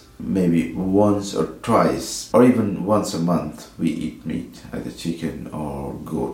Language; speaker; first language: English; non-native, fluent; Nepali